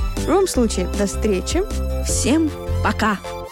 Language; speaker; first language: Russian; native; Russian